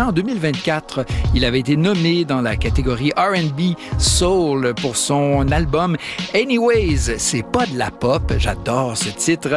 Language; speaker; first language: French; native; French